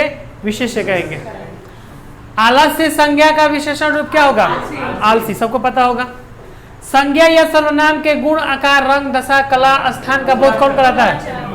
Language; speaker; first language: Hindi; non-native, local second language; Bhojpuri